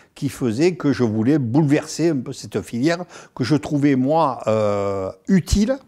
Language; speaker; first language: French; native; French